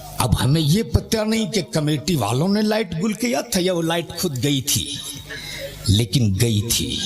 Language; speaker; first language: Hindi; native; Hindi